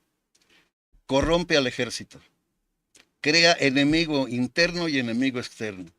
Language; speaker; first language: Spanish; native; Spanish